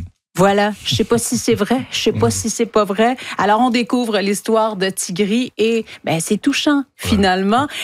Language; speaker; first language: French; native; French